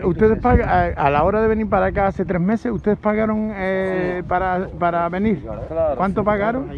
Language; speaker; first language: Spanish; native; Spanish